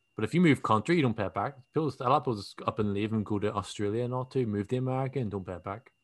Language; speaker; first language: English; native; English